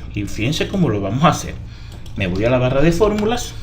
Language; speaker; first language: Spanish; native; Spanish